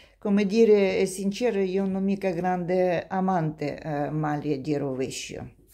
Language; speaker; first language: Italian; non-native, learner; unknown